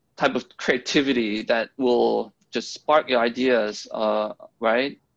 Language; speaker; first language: English; early bilingual, other home language; Korean